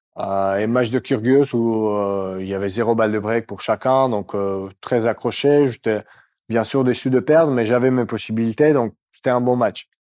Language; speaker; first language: French; non-native, fluent; Russian